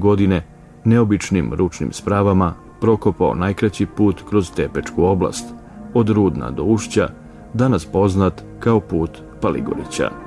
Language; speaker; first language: Bosnian; native; Bosnian